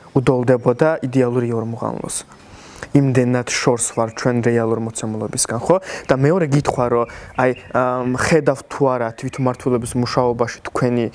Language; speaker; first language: Georgian; non-native, local second language; Azerbaijani